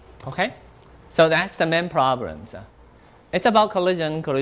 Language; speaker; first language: English; non-native, fluent; Chinese